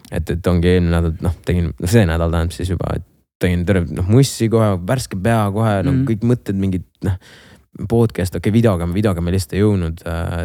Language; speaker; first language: Estonian; non-native, local second language; Russian